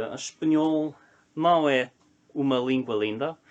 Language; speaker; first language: Portuguese; non-native, learner; English